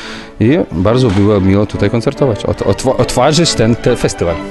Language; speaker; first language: Polish; non-native, fluent; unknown